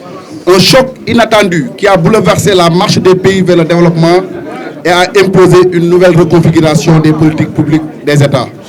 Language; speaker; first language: French; non-native, local second language; Wolof